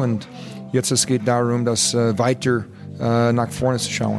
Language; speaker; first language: German; non-native, fluent; English